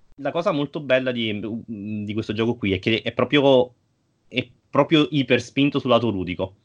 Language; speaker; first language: Italian; native; Italian